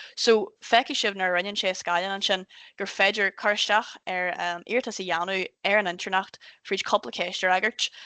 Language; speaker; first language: Irish; native; Irish